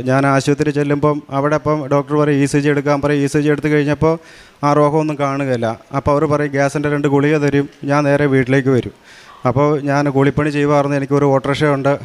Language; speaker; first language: Malayalam; non-native, local second language; Tamil